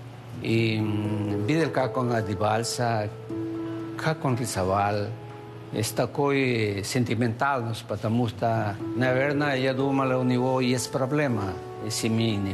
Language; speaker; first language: Russian; non-native, fluent; Spanish